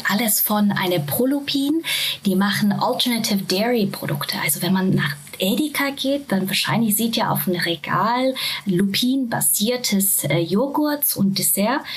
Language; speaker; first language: German; non-native, fluent; Japanese